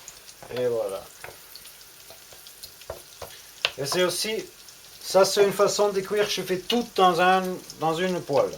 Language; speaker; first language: French; non-native, fluent; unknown